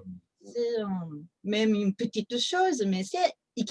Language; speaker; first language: French; non-native, fluent; Japanese